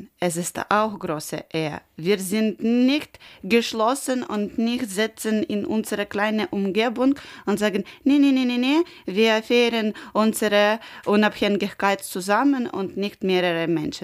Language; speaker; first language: German; non-native, learner; Ukrainian